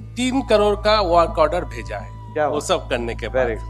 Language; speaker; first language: Hindi; non-native, local second language; Bangla